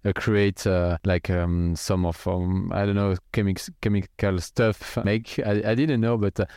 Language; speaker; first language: English; non-native, fluent; French